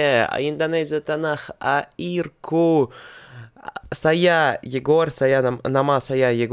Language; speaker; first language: Indonesian; non-native, learner; Russian